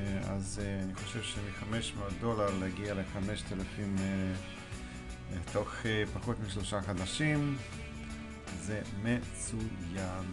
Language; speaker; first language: Hebrew; non-native, fluent; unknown